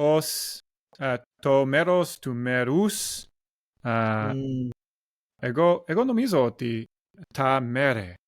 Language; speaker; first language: Greek; non-native, learner; English